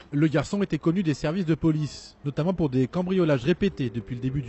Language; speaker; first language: French; native; French